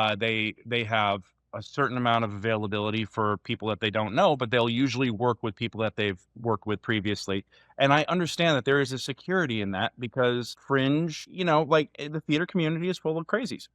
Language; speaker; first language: English; native; English